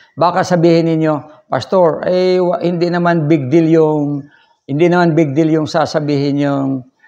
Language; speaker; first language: Filipino; non-native, local second language; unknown